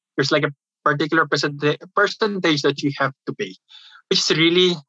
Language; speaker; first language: English; non-native, local second language; Filipino